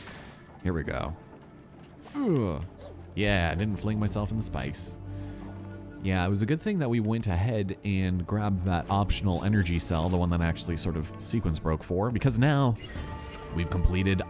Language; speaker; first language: English; native; English